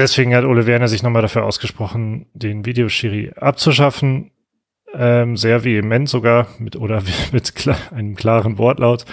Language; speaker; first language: German; native; German